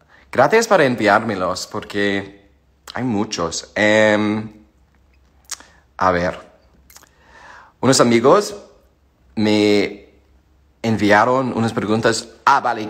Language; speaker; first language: Spanish; non-native, learner; English